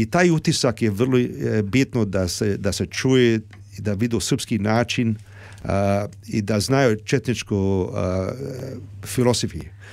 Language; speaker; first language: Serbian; early bilingual, heritage; Croatian